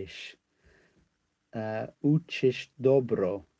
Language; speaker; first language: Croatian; non-native, learner; English